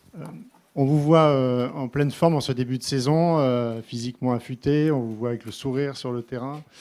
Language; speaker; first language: French; native; French